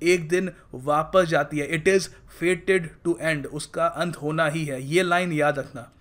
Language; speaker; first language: Hindi; native; Hindi